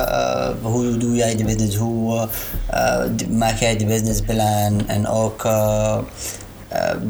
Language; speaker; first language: Dutch; non-native, learner; Arabic